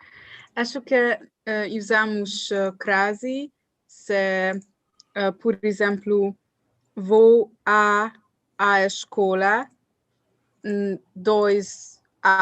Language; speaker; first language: Portuguese; non-native, learner; English